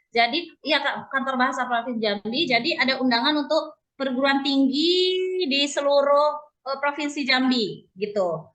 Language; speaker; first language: Indonesian; native; Indonesian